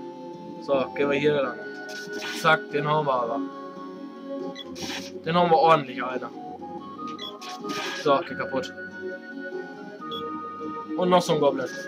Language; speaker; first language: German; native; German